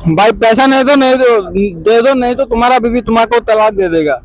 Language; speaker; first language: Hindi; non-native, learner; Bangla